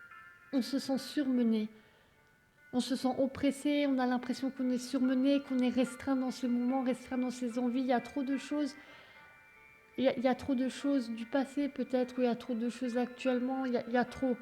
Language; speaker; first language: French; native; French